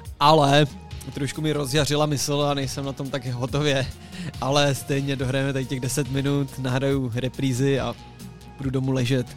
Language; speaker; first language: Czech; native; Czech